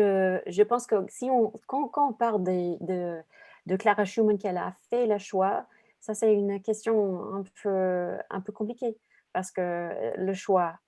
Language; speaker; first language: French; non-native, fluent; English